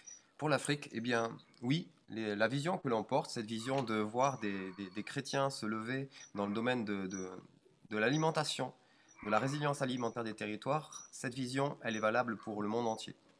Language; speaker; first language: French; native; French